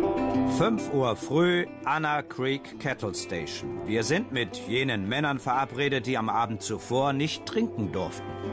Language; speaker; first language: German; native; German